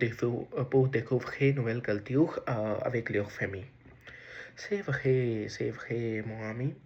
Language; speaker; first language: French; non-native, learner; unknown